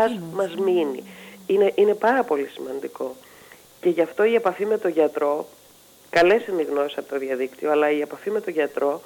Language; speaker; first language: Greek; native; Greek